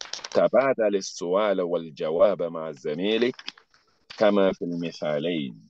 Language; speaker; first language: Arabic; non-native, learner; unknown